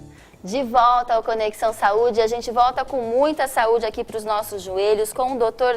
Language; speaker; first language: Portuguese; native; Portuguese